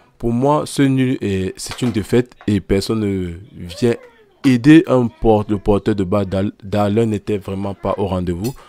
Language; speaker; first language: French; native; French